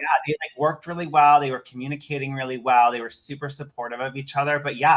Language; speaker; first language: English; native; English